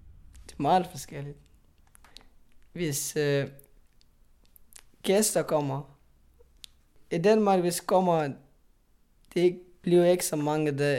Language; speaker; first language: Danish; non-native, learner; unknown